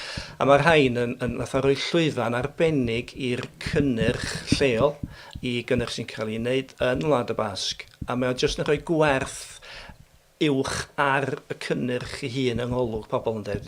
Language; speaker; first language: Welsh; native; Welsh